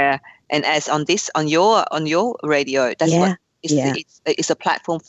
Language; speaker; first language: English; native; English